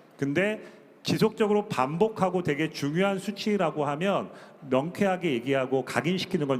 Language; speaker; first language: Korean; native; Korean